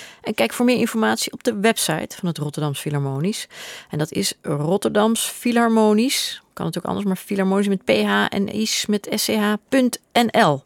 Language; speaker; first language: Dutch; native; Dutch